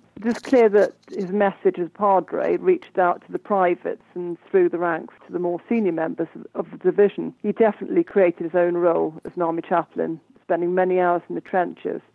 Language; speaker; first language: English; native; English